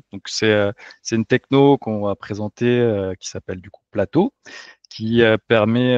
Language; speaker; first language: French; native; French